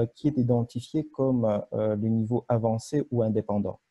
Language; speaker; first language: French; non-native, fluent; Russian